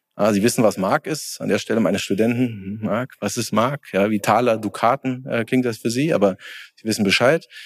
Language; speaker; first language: German; native; German